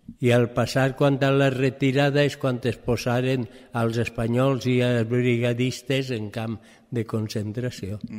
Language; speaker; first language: Catalan; early bilingual, other home language; French